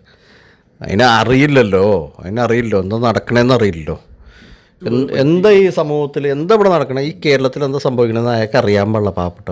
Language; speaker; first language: Malayalam; native; Malayalam